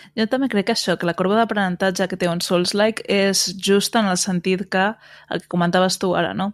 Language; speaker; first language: Catalan; native; Catalan